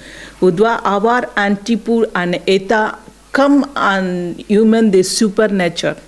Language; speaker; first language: French; non-native, learner; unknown